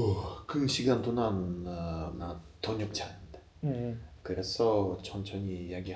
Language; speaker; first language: Korean; non-native, learner; Russian